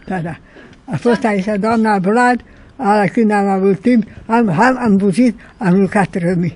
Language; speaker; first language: Romanian; non-native, local second language; Hungarian